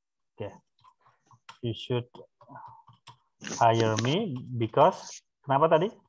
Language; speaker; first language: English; non-native, fluent; Indonesian